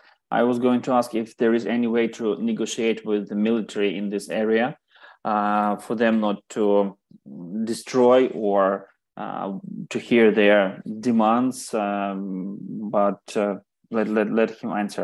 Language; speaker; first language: English; non-native, fluent; Ukrainian